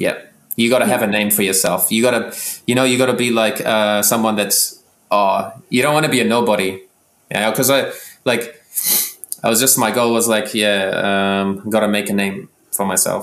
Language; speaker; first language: English; early bilingual, other home language; Arabic